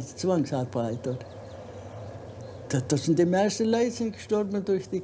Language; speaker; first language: German; early bilingual, heritage; German